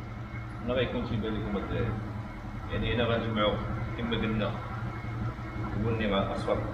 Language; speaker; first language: Arabic; native; Arabic